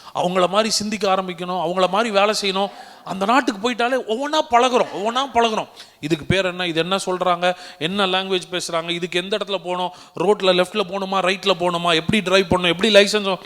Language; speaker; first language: Tamil; native; Tamil